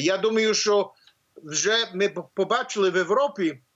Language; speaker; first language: Ukrainian; early bilingual, heritage; English